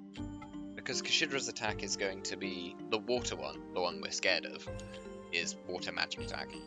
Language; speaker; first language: English; native; English